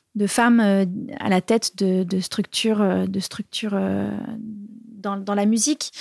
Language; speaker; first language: French; native; French